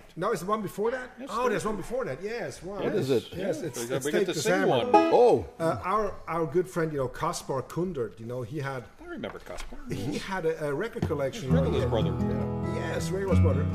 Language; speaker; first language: English; non-native, fluent; German